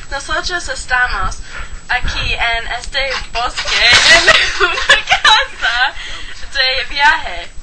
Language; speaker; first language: Spanish; non-native, learner; English